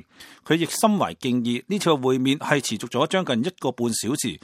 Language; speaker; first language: Chinese; non-native, local second language; Cantonese